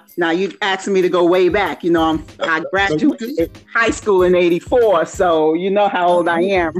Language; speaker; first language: English; native; English